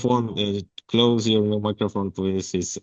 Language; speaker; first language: English; non-native, learner; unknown